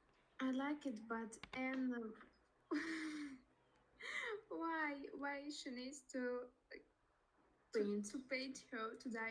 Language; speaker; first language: English; non-native, learner; Russian